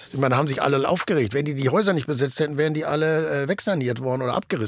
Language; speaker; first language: German; native; German